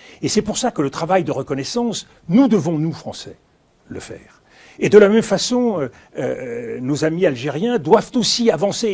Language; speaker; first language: French; native; French